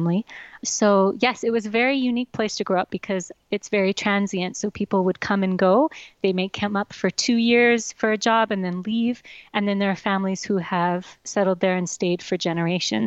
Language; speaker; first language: English; native; English